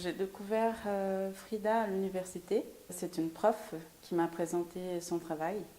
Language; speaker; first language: French; non-native, fluent; Portuguese